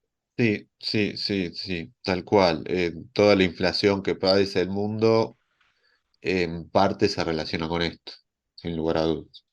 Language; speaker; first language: Spanish; native; Spanish